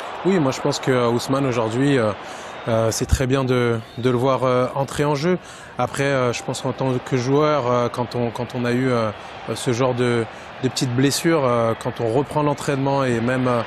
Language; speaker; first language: French; native; French